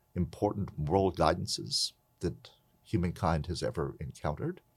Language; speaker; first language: English; native; English